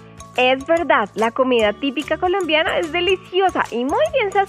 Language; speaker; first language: Spanish; native; Spanish